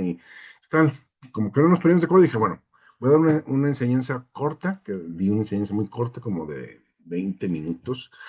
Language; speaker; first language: Spanish; native; Spanish